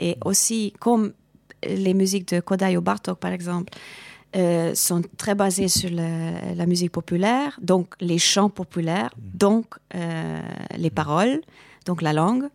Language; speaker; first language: French; non-native, fluent; Hungarian